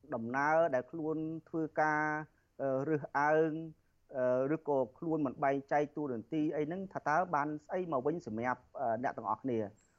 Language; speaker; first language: Khmer; native; Khmer